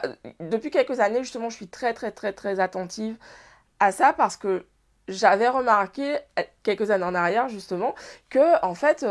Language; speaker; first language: French; native; French